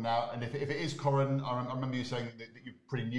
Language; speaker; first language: English; native; English